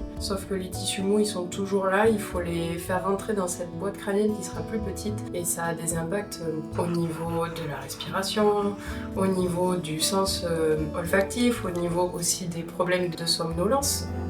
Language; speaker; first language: French; native; French